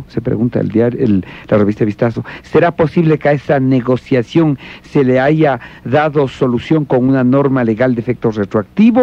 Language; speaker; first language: Spanish; native; Spanish